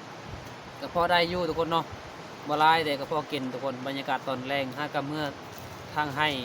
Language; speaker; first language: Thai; non-native, local second language; Northeastern Thai